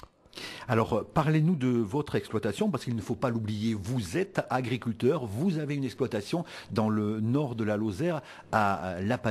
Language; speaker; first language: French; native; French